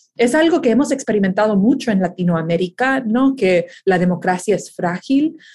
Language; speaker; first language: Spanish; early bilingual, heritage; Spanish